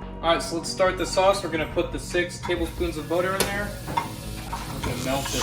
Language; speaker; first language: English; native; English